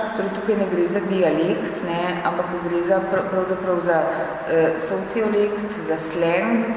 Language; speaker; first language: Slovenian; native; Slovenian